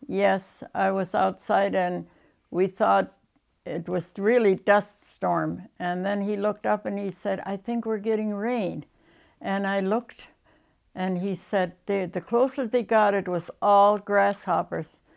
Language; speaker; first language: English; early bilingual, other home language; German